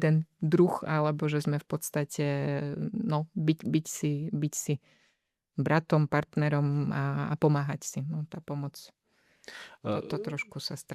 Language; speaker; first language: Slovak; native; Slovak